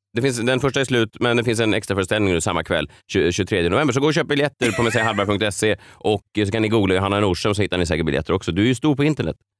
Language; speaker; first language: Swedish; native; Swedish